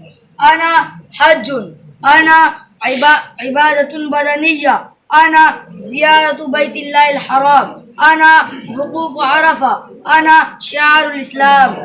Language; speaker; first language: Arabic; non-native, learner; Urdu